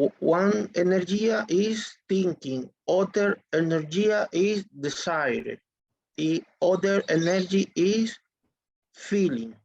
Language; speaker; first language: English; non-native, learner; Spanish